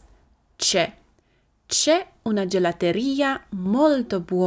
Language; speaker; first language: Italian; non-native, fluent; Slovak